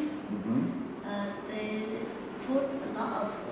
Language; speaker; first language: English; non-native, learner; Vietnamese